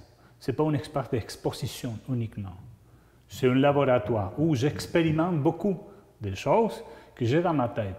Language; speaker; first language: French; non-native, fluent; Spanish